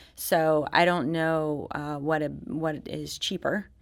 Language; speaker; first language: English; native; English